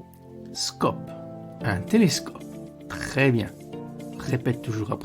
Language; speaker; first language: French; non-native, fluent; Italian